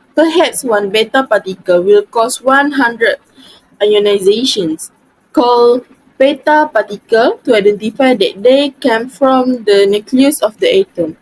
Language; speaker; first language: English; non-native, learner; Malay